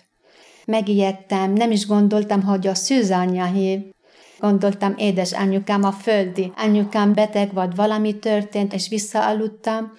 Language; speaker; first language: Hungarian; non-native, fluent; Arabic